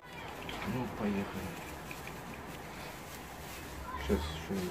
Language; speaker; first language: Russian; native; Russian